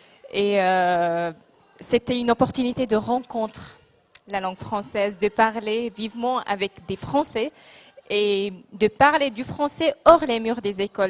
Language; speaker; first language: French; non-native, local second language; Arabic